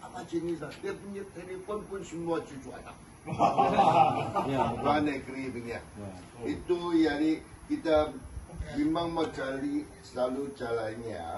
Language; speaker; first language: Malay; non-native, local second language; Chinese